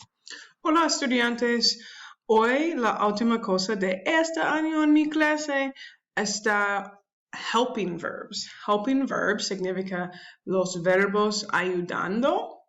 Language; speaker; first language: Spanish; non-native, learner; English